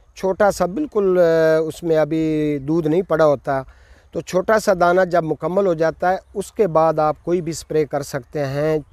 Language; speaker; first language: Urdu; non-native, local second language; Punjabi